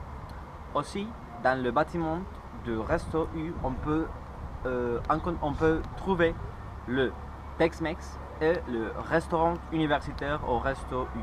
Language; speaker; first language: French; non-native, learner; Spanish